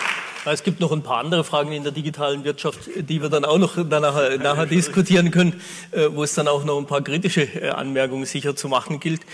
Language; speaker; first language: German; native; German